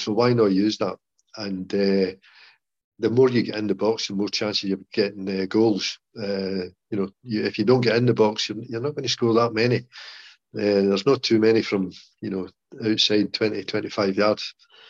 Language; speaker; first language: English; native; English